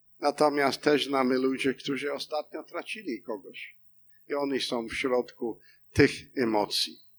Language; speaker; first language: Polish; non-native, fluent; English